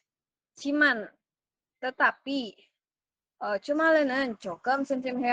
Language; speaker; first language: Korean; non-native, fluent; Indonesian